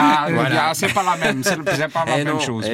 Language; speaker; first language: French; non-native, learner; Dutch